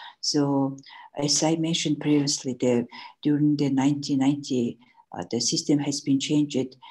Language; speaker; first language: English; non-native, learner; Mongolian